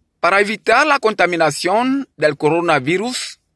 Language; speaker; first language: Spanish; non-native, learner; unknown